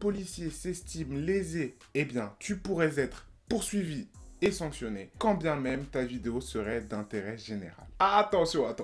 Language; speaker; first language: French; native; French